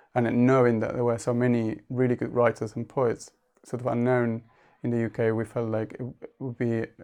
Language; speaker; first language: English; non-native, fluent; Spanish